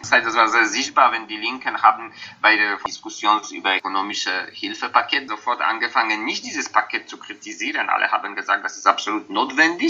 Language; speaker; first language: German; non-native, fluent; Polish